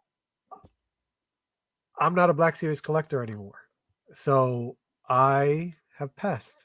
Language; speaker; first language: English; native; English